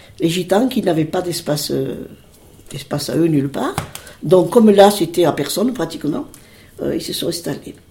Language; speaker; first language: French; early bilingual, other home language; Spanish